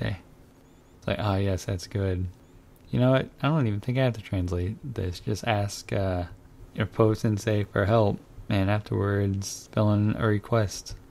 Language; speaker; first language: English; native; English